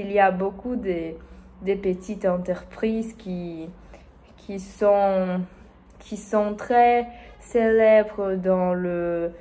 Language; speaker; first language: French; non-native, learner; Spanish